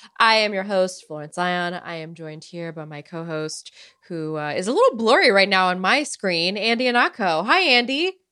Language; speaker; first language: English; early bilingual, other home language; Romanian